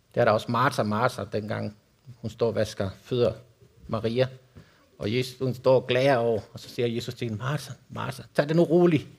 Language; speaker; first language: Danish; non-native, fluent; Spanish